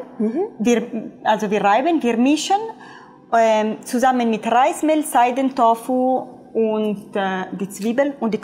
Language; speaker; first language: German; non-native, fluent; Italian